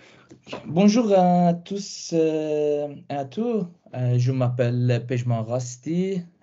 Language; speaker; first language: French; non-native, fluent; Persian